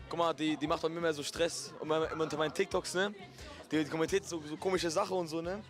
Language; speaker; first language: German; early bilingual, other home language; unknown